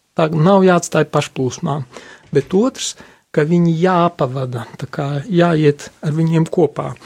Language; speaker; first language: Latvian; non-native, local second language; Polish